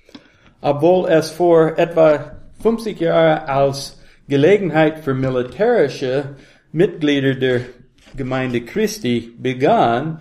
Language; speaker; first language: German; non-native, learner; English